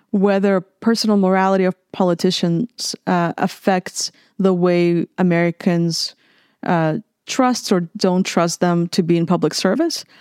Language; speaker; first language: English; non-native, fluent; Russian